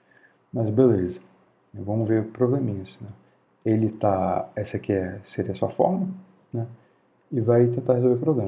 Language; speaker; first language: Portuguese; native; Portuguese